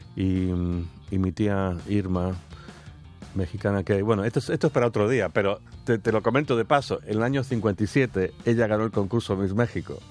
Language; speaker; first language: Spanish; non-native, fluent; English